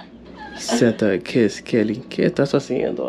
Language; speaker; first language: Spanish; non-native, learner; English